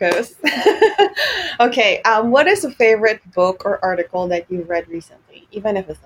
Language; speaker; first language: English; non-native, local second language; Filipino